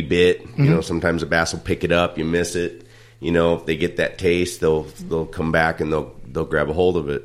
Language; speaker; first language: English; native; English